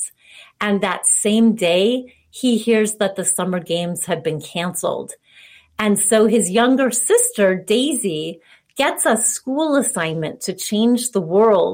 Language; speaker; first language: English; native; English